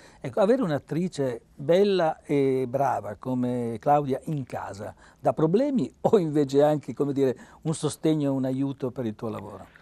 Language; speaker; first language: Italian; native; Italian